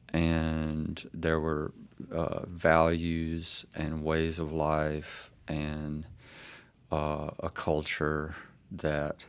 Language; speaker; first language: English; native; English